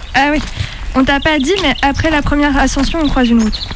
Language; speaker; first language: French; native; French